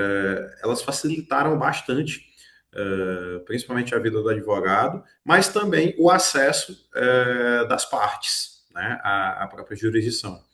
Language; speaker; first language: Portuguese; native; Portuguese